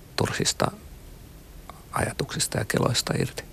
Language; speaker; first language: Finnish; native; Finnish